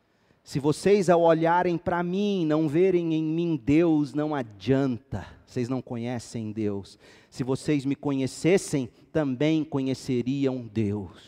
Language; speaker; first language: Portuguese; native; Portuguese